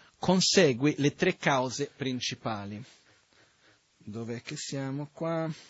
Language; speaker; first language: Italian; non-native, fluent; Portuguese